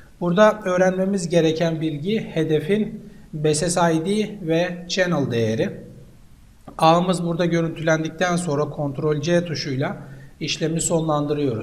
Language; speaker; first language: Turkish; native; Turkish